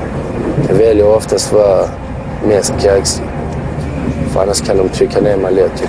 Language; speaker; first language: Swedish; early bilingual, other home language; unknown